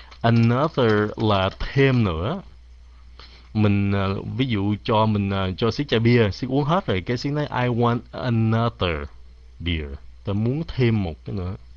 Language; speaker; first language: Vietnamese; early bilingual, heritage; Vietnamese